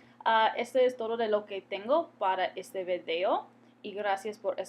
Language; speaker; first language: Spanish; non-native, fluent; English